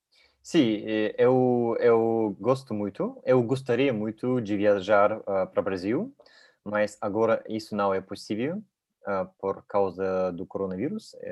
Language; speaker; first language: Portuguese; non-native, learner; Russian